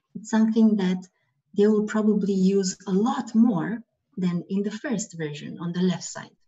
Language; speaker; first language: English; non-native, fluent; Romanian